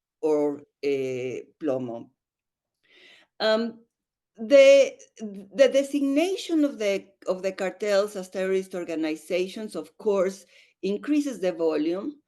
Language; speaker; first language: English; non-native, fluent; Spanish